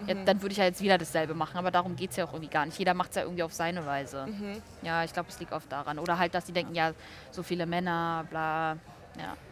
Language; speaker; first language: German; native; German